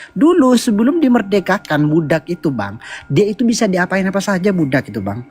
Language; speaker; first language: Indonesian; non-native, local second language; Madurese